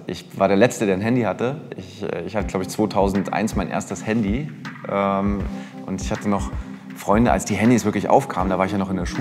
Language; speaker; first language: German; native; German